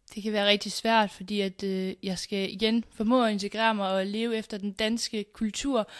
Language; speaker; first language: Danish; early bilingual, other home language; Central Kurdish